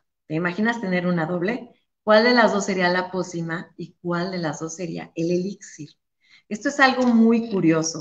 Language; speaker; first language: Spanish; native; Spanish